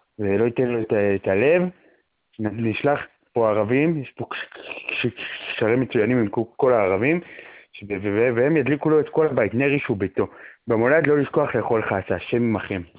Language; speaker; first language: Hebrew; native; Hebrew